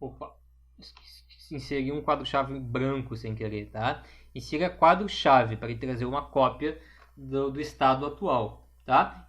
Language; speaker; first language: Portuguese; native; Portuguese